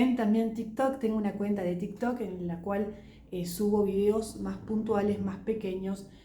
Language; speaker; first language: Spanish; non-native, fluent; French